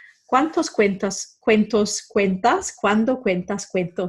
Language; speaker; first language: Spanish; non-native, fluent; English